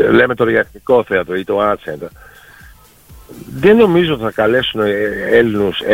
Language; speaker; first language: Greek; early bilingual, heritage; Greek